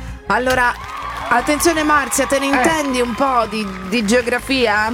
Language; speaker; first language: Italian; native; Italian